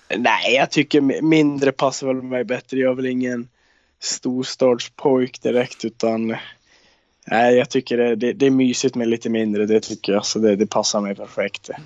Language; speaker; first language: Swedish; native; Swedish